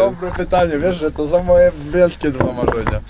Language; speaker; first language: Polish; early bilingual, heritage; Polish